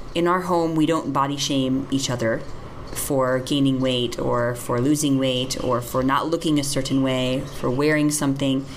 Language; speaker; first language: English; native; English